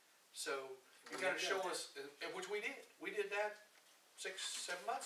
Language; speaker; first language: English; native; English